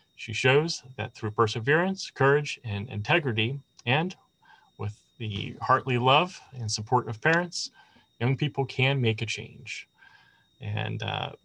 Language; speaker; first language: English; native; English